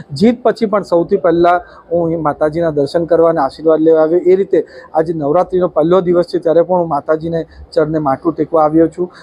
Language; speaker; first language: Gujarati; native; Gujarati